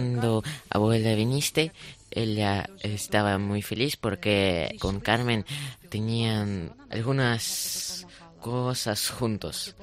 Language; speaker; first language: Spanish; non-native, learner; Ukrainian